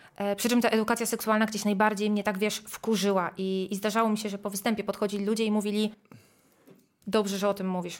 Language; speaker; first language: Polish; native; Polish